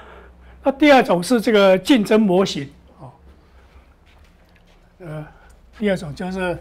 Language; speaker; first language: Chinese; native; Chinese